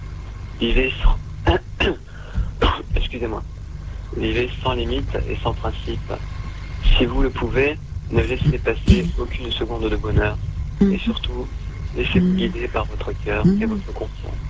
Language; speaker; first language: French; native; French